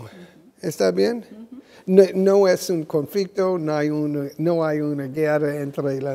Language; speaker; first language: Spanish; non-native, fluent; English